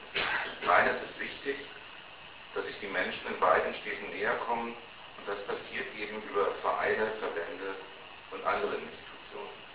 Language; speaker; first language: German; native; German